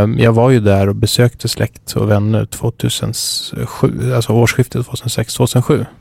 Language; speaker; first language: Swedish; early bilingual, other home language; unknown